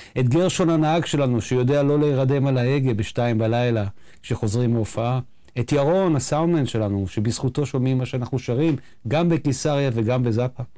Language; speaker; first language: Hebrew; native; Hebrew